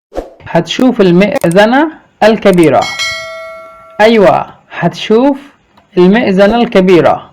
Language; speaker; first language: Arabic; non-native, fluent; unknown